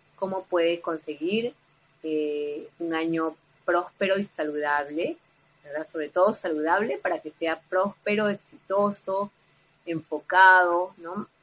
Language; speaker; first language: Spanish; native; Spanish